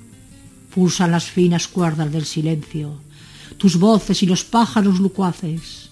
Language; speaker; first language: Spanish; native; Spanish